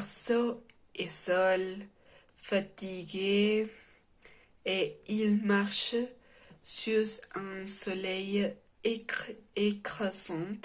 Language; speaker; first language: French; non-native, learner; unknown